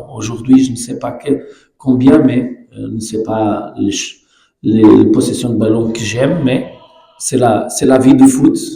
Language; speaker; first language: French; non-native, learner; Portuguese